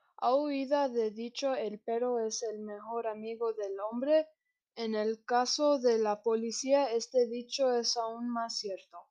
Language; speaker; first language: Spanish; non-native, learner; English